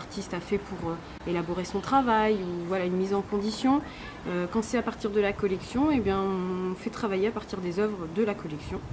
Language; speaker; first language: French; native; French